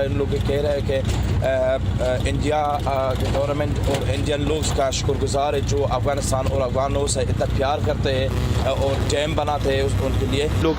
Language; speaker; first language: Hindi; non-native, fluent; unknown